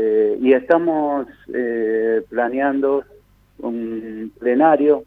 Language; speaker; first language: Spanish; native; Spanish